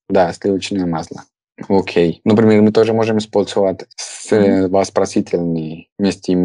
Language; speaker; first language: Russian; non-native, fluent; Spanish